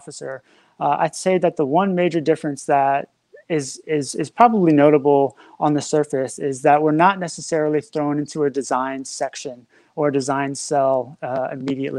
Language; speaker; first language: English; native; English